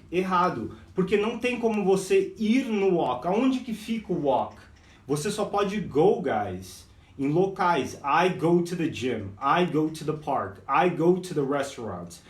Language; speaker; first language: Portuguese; non-native, fluent; English